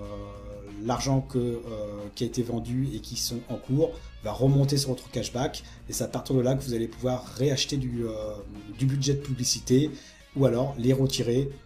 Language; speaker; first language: French; native; French